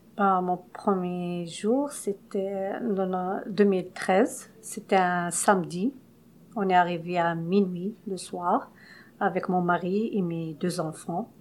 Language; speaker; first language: French; non-native, local second language; Arabic